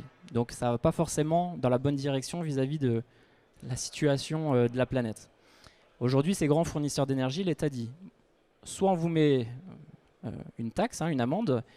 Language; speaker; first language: French; native; French